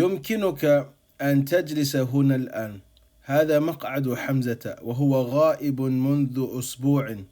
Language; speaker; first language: Arabic; non-native, fluent; English